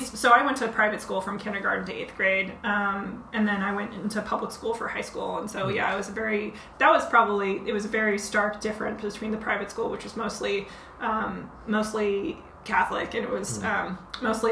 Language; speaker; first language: English; native; English